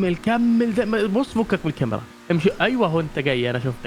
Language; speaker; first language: Arabic; native; Arabic